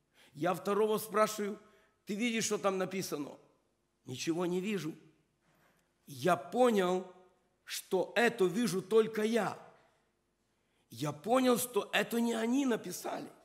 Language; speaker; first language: Russian; non-native, local second language; Ukrainian